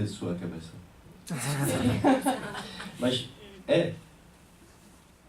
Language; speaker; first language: Portuguese; non-native, fluent; French